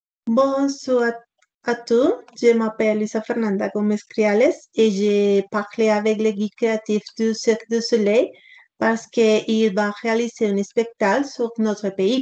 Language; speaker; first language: French; non-native, learner; Spanish